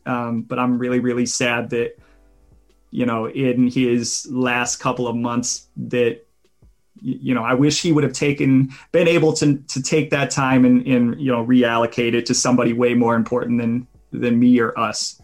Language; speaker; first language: English; native; English